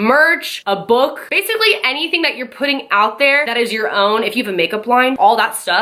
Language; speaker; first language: English; native; English